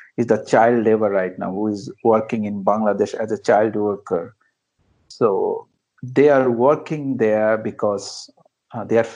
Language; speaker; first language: English; non-native, local second language; Bangla